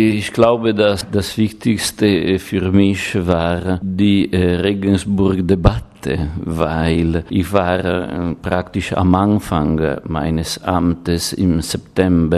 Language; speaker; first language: German; non-native, fluent; Italian